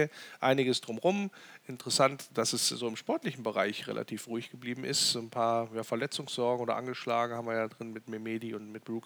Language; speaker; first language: German; native; German